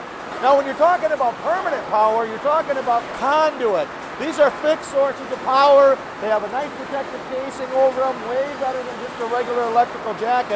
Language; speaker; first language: English; native; English